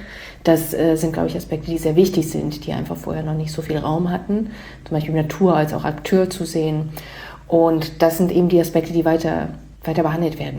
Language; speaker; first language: German; native; German